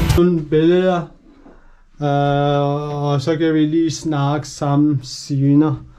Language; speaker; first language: Danish; non-native, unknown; Urdu